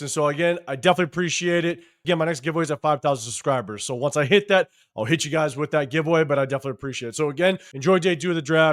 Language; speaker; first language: English; native; English